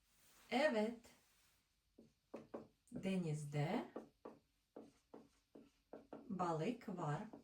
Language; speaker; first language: Turkish; non-native, learner; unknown